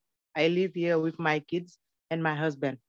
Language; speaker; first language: English; non-native, learner; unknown